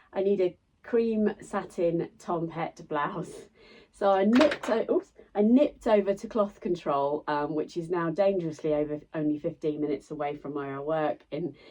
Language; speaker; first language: English; native; English